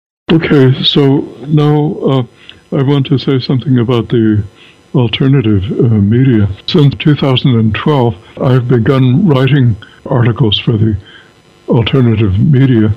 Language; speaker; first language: English; native; English